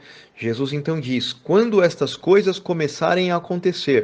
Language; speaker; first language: Portuguese; native; Portuguese